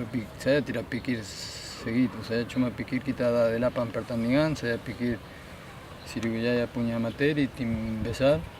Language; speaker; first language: Indonesian; non-native, fluent; Spanish